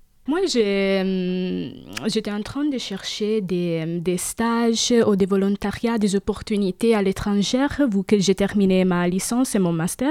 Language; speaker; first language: French; non-native, fluent; Italian